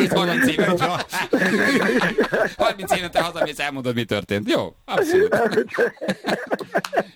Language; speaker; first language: Hungarian; native; Hungarian